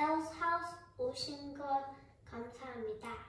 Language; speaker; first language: Korean; early bilingual, heritage; Korean